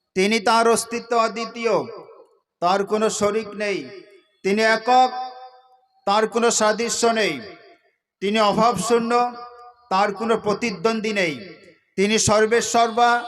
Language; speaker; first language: Bangla; native; Bangla